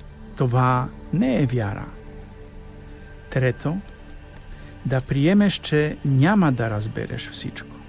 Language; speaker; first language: Bulgarian; non-native, fluent; Polish